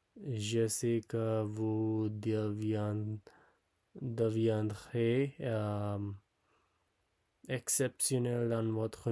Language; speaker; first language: French; non-native, learner; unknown